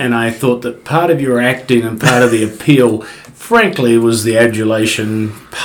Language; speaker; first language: English; native; English